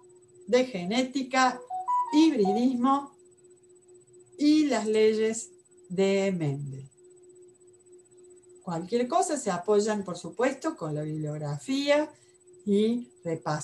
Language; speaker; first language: Spanish; native; Spanish